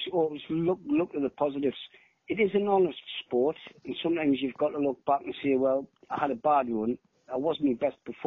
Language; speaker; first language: English; native; English